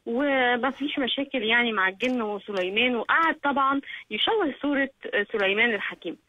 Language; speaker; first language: Arabic; native; Arabic